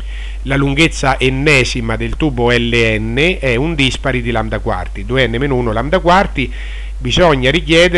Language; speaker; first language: Italian; native; Italian